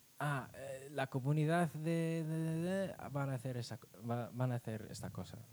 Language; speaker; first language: Spanish; non-native, fluent; English